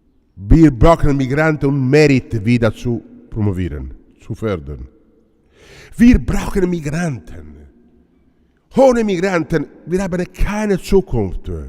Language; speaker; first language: German; non-native, learner; Italian